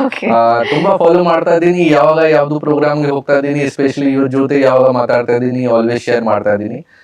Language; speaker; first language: Kannada; non-native, local second language; Hindi